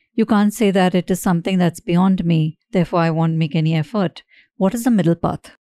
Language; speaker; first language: English; non-native, local second language; Hindi